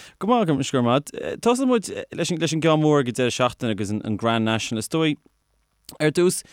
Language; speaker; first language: Irish; native; Irish